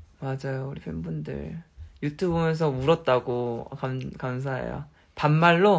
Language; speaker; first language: Korean; native; Korean